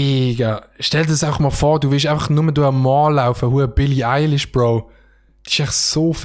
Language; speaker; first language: German; native; German